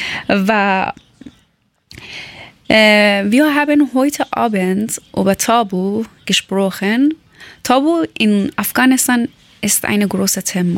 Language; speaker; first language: German; non-native, learner; Persian